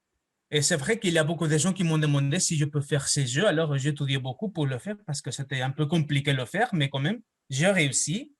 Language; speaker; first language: French; non-native, fluent; Spanish